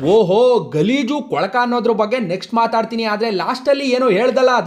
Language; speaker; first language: Kannada; native; Kannada